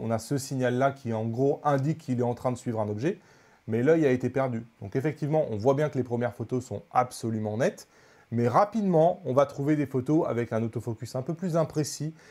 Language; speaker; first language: French; native; French